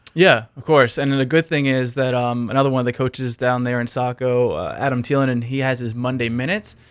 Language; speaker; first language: English; native; English